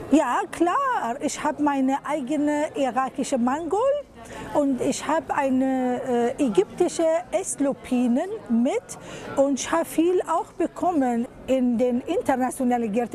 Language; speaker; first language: German; non-native, fluent; Arabic